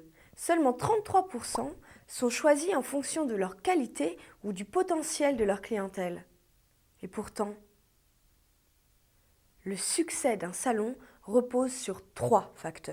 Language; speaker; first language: French; native; French